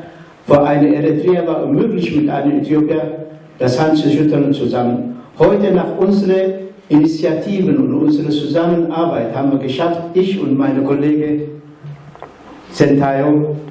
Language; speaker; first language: German; non-native, fluent; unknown